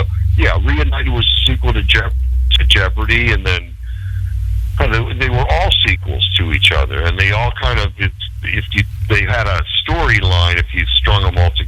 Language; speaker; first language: English; native; English